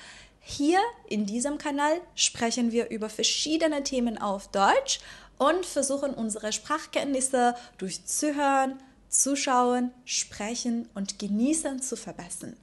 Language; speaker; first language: German; non-native, fluent; Persian